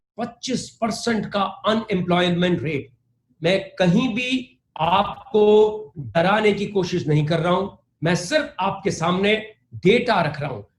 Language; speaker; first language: Hindi; native; Hindi